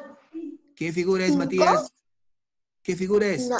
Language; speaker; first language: Spanish; native; Spanish